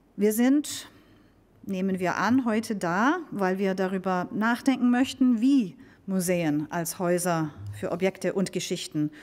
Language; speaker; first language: German; native; German